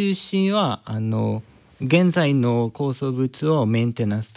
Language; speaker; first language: Japanese; non-native, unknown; Spanish